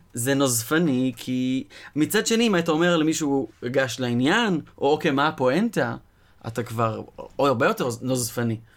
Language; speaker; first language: Hebrew; native; Hebrew